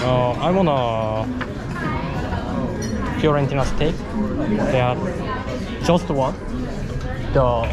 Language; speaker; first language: English; non-native, learner; Korean